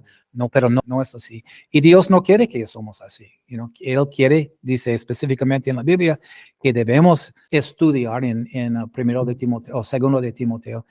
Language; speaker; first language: Spanish; non-native, fluent; English